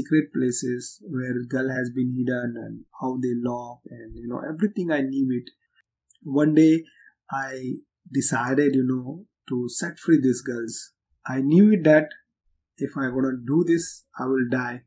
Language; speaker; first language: English; non-native, local second language; Hindi